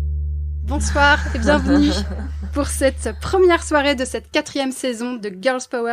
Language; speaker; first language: French; native; French